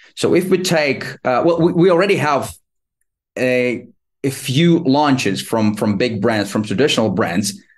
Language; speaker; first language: English; non-native, fluent; Ukrainian